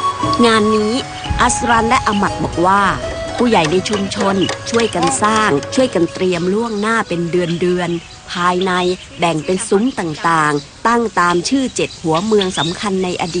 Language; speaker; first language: Thai; native; Thai